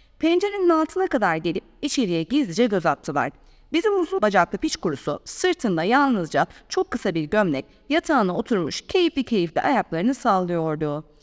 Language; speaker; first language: Turkish; native; Turkish